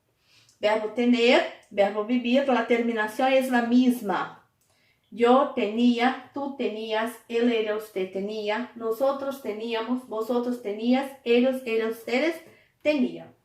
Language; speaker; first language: Spanish; non-native, fluent; Portuguese